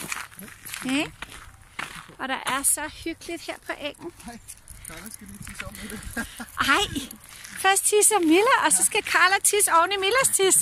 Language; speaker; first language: Danish; native; Danish